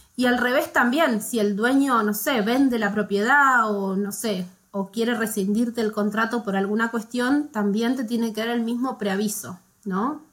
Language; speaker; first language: Spanish; native; Spanish